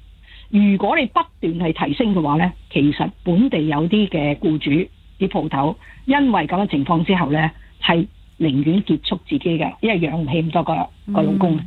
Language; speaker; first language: Cantonese; native; Cantonese